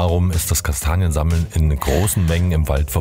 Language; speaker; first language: German; native; German